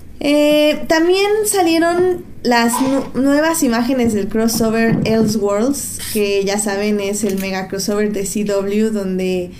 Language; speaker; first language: Spanish; native; Spanish